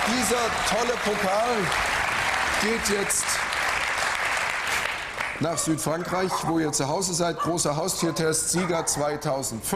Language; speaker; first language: German; native; German